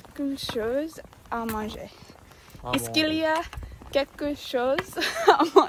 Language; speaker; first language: French; non-native, learner; English